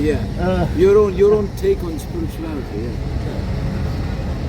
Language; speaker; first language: English; non-native, local second language; Tamil